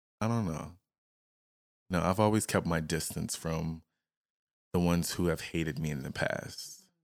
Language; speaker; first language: English; native; English